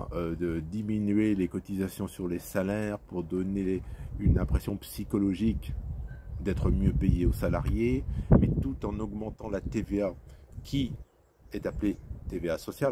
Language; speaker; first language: French; native; French